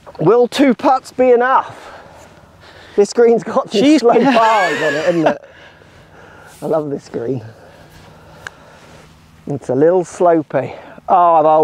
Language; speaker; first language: English; native; English